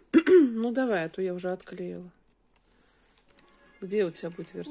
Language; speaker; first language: Russian; native; Russian